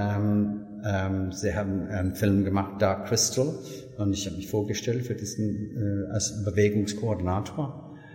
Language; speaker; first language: German; non-native, learner; English